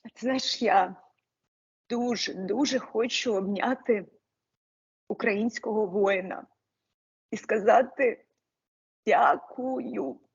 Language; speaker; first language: Ukrainian; non-native, local second language; Russian